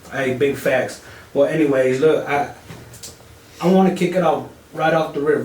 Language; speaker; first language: English; native; English